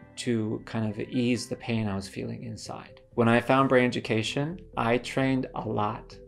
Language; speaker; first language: English; native; English